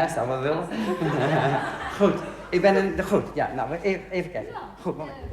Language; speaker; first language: Dutch; native; Dutch